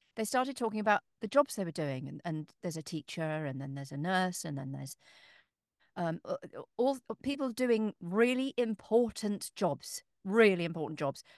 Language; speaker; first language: English; native; English